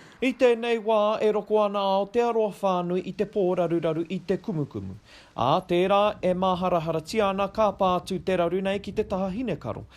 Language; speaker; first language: Māori; non-native, local second language; English